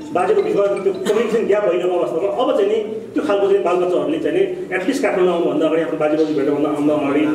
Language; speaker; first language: Nepali; non-native, local second language; Sherpa